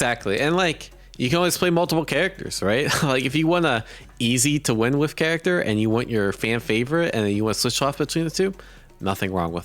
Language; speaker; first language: English; native; English